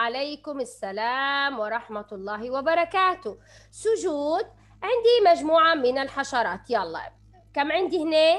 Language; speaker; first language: Arabic; native; Arabic